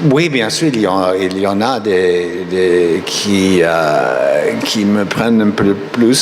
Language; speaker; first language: French; non-native, fluent; English